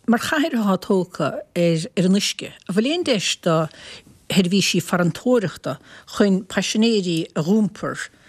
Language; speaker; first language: Irish; native; Irish